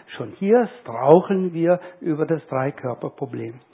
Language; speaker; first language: German; non-native, fluent; English